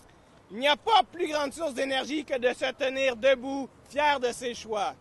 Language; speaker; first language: French; native; French